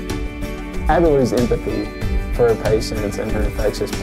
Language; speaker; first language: English; native; English